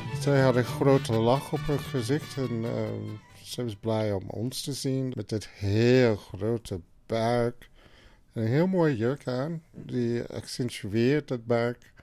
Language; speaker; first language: Dutch; non-native, fluent; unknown